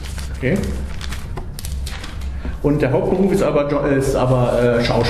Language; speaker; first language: German; native; German